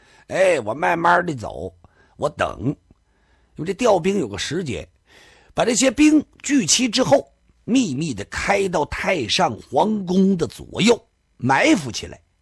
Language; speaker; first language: Chinese; native; Chinese